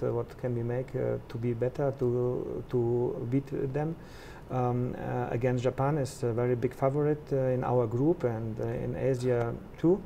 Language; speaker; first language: English; non-native, fluent; German